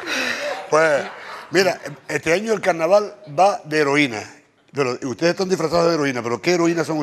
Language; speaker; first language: Spanish; native; Spanish